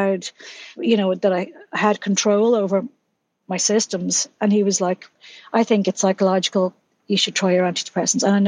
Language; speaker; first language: English; native; English